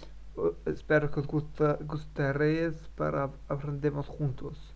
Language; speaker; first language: Spanish; non-native, learner; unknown